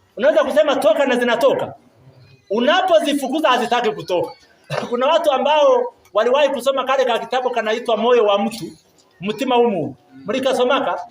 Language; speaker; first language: Swahili; non-native, local second language; Kinyarwanda